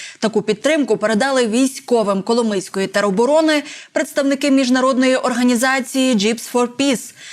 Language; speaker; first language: Ukrainian; native; Ukrainian